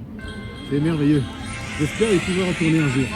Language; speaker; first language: French; non-native, fluent; Spanish